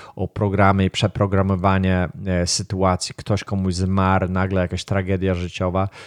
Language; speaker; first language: Polish; native; Polish